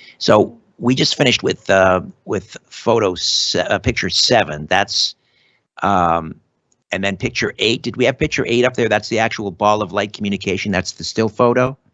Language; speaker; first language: English; native; English